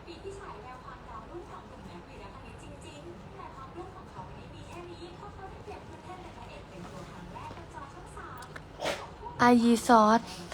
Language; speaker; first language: Thai; native; Thai